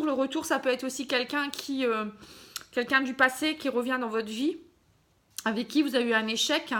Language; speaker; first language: French; native; French